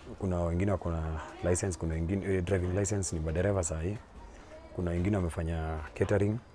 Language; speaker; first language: Swahili; native; Swahili